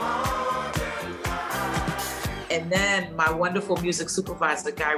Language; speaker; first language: English; native; English